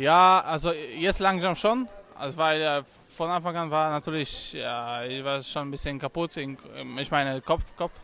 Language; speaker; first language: German; non-native, learner; Polish